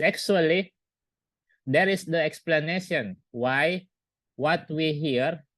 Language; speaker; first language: English; non-native, learner; Indonesian